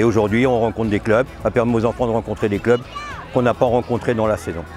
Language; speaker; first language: French; native; French